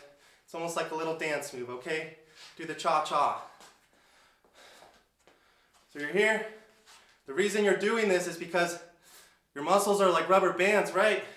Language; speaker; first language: English; native; English